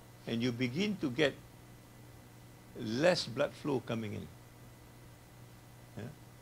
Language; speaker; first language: English; non-native, local second language; Malay